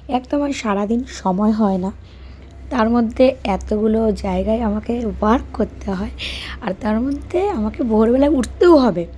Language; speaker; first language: Bangla; native; Bangla